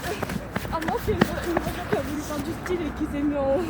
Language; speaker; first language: French; native; French